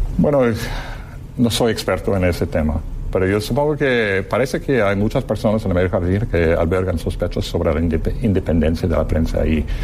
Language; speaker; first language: Spanish; non-native, fluent; English